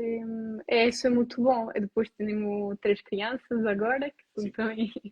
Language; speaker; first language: Portuguese; non-native, learner; Italian